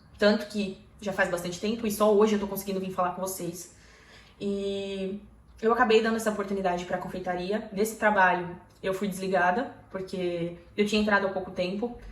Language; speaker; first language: Portuguese; native; Portuguese